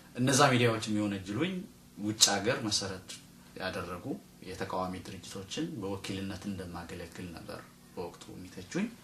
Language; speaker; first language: Amharic; native; Amharic